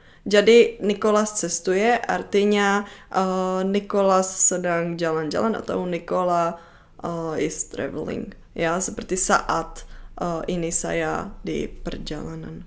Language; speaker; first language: Indonesian; non-native, fluent; Czech